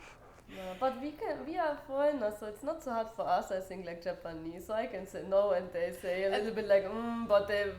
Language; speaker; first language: English; non-native, fluent; German